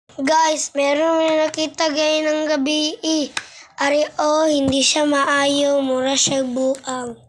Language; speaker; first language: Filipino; non-native, local second language; Cebuano